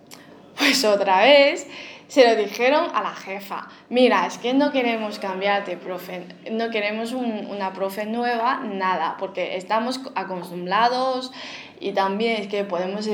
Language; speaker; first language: Spanish; non-native, fluent; Chinese